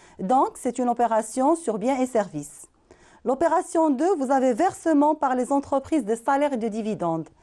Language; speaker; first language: French; non-native, local second language; Arabic